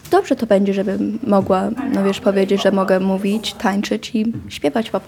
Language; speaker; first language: Polish; early bilingual, heritage; Polish